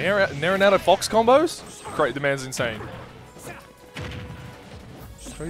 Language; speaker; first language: English; native; English